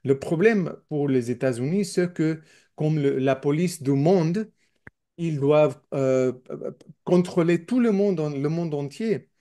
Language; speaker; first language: French; non-native, learner; English